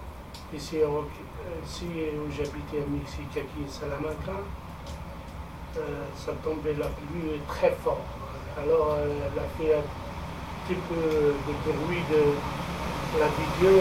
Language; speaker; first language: French; non-native, fluent; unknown